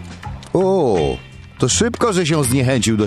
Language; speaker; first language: Polish; native; Polish